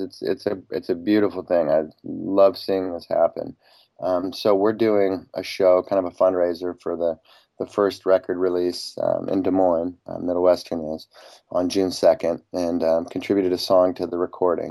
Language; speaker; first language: English; native; English